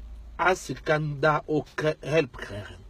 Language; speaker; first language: Dutch; non-native, learner; Lingala